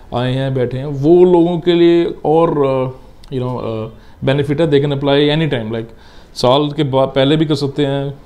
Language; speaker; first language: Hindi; non-native, local second language; Punjabi